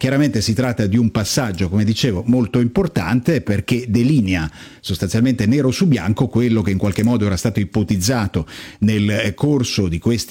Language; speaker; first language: Italian; native; Italian